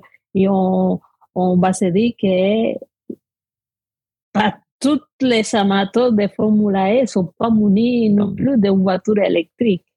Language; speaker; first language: French; non-native, fluent; Spanish